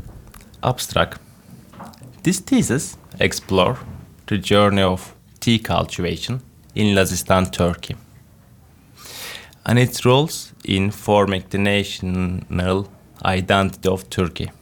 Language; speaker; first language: English; non-native, fluent; Turkish